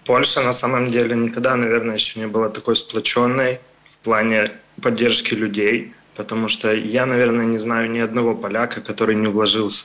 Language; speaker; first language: Ukrainian; non-native, local second language; Russian